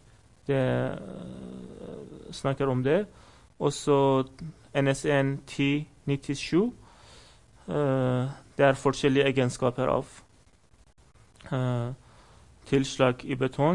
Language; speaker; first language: Norwegian; non-native, fluent; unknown